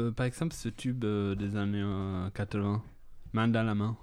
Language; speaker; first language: French; non-native, fluent; Italian